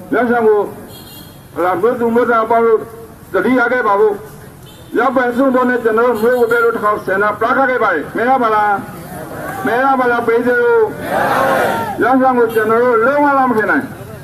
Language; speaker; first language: Burmese; native; Burmese